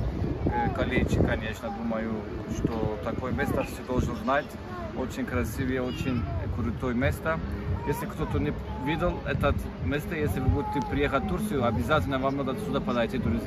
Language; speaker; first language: Russian; non-native, learner; Turkish